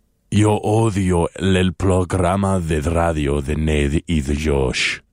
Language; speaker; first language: Spanish; non-native, learner; English